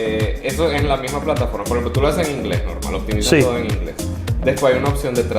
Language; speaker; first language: Spanish; native; Spanish